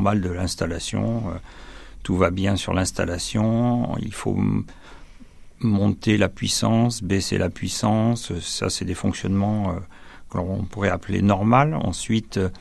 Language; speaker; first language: French; native; French